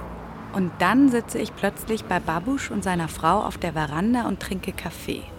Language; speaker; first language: German; native; German